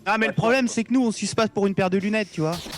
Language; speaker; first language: French; native; French